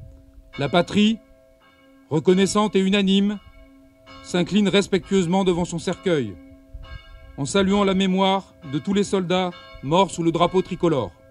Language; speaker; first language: French; native; French